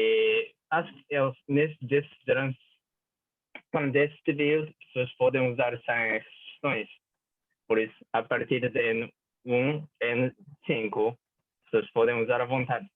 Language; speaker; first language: Portuguese; non-native, fluent; Japanese